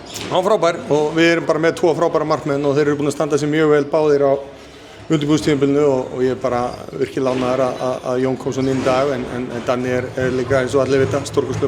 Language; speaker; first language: Icelandic; native; Icelandic